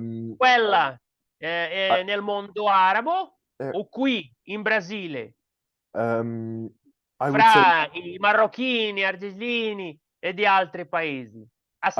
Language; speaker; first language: Italian; non-native, learner; Portuguese